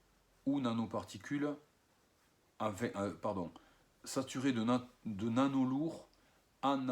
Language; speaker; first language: French; native; French